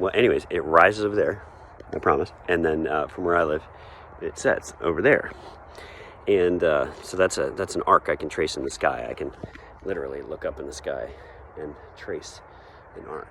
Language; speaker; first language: English; native; English